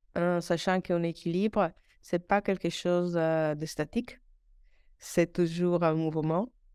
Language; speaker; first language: French; non-native, fluent; Italian